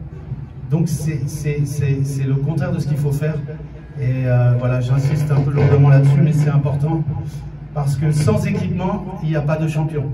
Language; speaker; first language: French; native; French